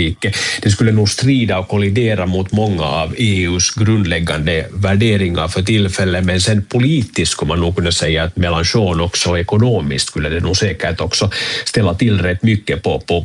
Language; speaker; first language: Swedish; native; Swedish